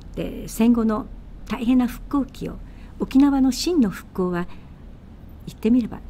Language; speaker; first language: Japanese; native; Japanese